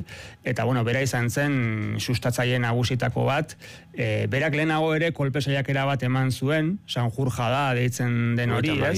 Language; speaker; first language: Basque; native; Basque